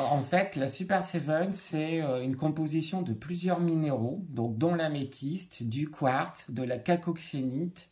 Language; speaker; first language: French; native; French